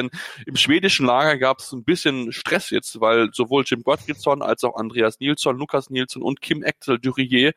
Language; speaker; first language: German; native; German